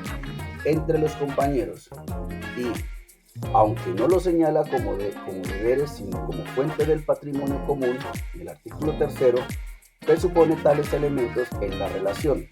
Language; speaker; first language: Spanish; native; Spanish